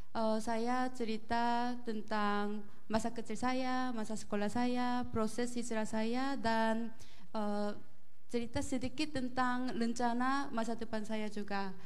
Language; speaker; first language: Indonesian; non-native, learner; Korean